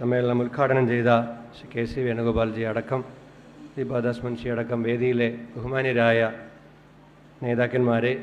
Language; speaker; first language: Malayalam; native; Malayalam